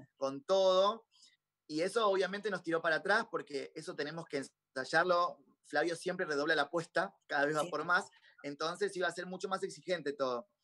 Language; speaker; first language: Spanish; native; Spanish